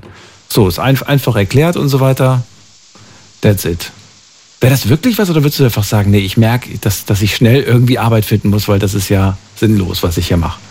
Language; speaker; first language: German; native; German